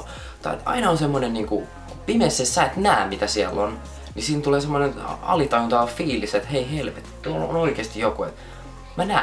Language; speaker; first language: Finnish; native; Finnish